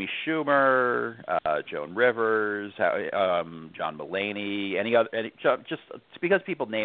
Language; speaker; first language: English; native; English